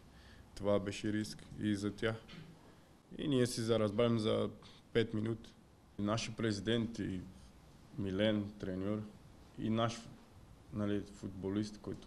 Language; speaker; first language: Bulgarian; non-native, learner; Portuguese